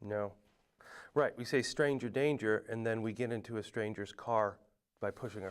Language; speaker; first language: English; native; English